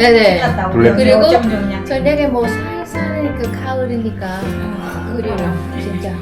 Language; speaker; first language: Korean; non-native, learner; Vietnamese